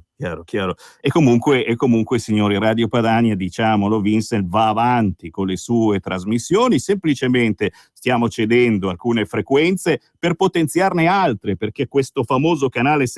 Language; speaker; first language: Italian; native; Italian